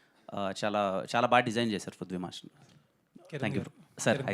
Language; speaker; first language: Telugu; native; Telugu